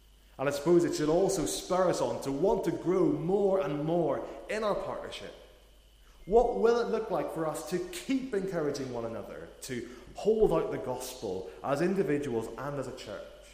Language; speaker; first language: English; native; English